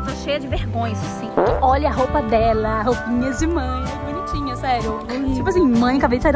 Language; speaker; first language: Portuguese; native; Portuguese